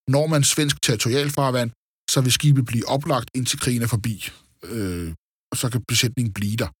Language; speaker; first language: Danish; native; Danish